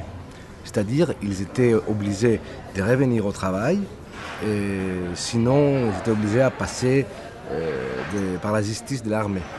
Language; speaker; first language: French; non-native, fluent; Greek